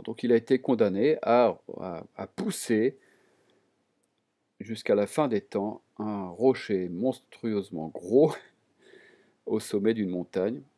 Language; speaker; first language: French; native; French